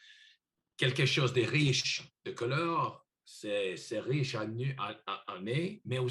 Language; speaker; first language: French; non-native, learner; English